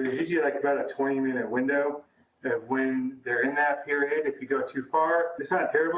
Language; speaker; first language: English; native; English